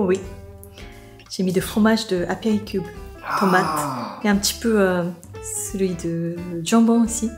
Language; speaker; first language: French; non-native, learner; Japanese